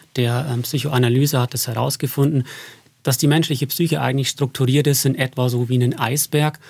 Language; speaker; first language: German; native; German